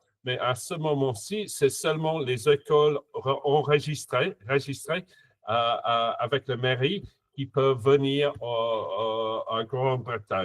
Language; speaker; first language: French; non-native, fluent; English